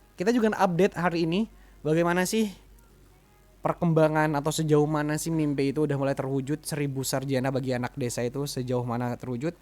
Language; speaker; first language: Indonesian; non-native, local second language; Madurese